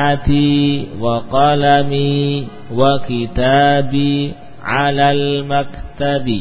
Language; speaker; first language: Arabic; non-native, fluent; Indonesian